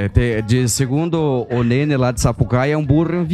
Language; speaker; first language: Portuguese; native; Portuguese